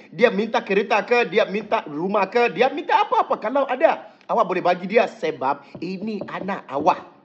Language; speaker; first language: Malay; non-native, fluent; Yoruba